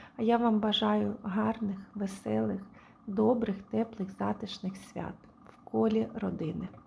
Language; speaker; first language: Ukrainian; non-native, local second language; Russian